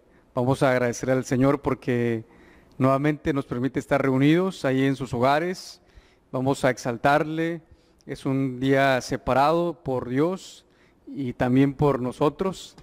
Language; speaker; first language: Spanish; native; Spanish